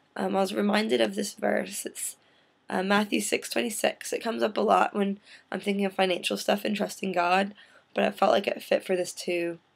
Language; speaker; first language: English; native; English